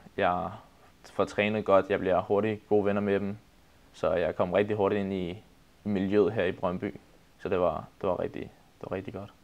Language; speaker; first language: Danish; native; Danish